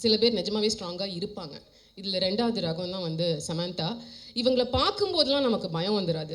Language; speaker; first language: Tamil; native; Tamil